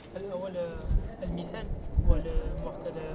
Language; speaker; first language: Arabic; non-native, learner; French